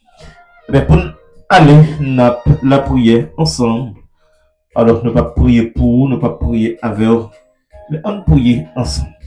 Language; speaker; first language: French; non-native, learner; Haitian Creole